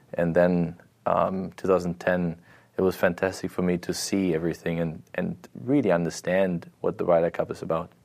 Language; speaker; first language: English; non-native, fluent; German